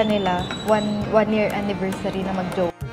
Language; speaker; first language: Filipino; native; Filipino